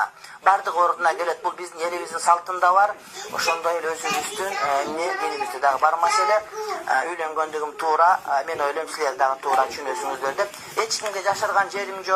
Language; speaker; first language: Kyrgyz; native; Kyrgyz